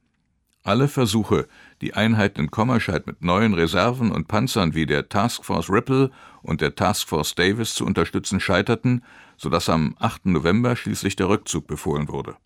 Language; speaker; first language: German; native; German